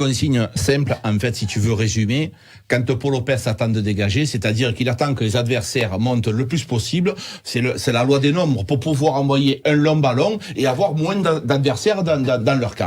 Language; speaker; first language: French; native; French